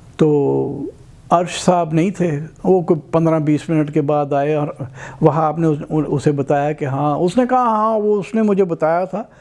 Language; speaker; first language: Urdu; native; Urdu